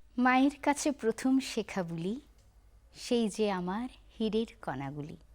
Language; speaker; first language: Bangla; native; Bangla